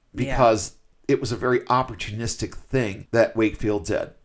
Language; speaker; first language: English; native; English